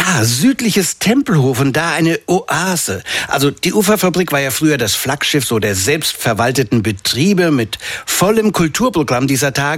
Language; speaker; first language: German; native; German